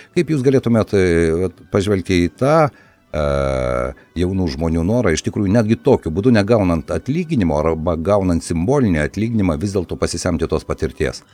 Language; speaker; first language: Lithuanian; native; Lithuanian